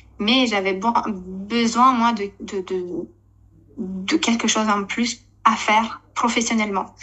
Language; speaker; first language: French; non-native, fluent; Romanian